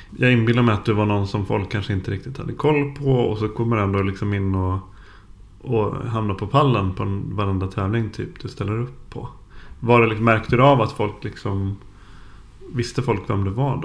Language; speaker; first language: Swedish; native; Swedish